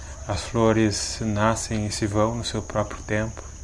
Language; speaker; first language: Portuguese; native; Portuguese